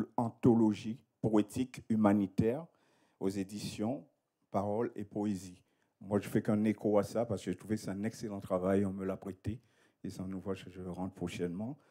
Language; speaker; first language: French; native; French